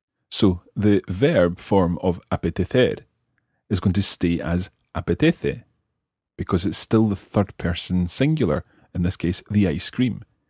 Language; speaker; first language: English; native; English